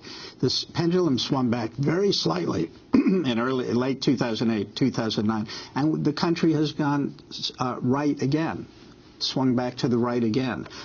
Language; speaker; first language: English; native; English